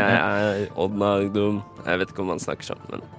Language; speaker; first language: Norwegian; native; Norwegian